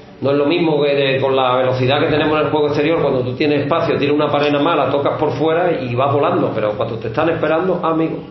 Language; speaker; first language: Spanish; native; Spanish